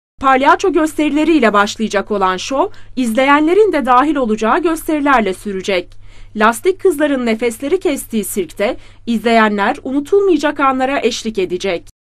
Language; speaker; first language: Turkish; native; Turkish